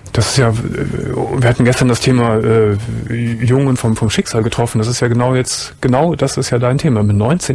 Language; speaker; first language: German; native; German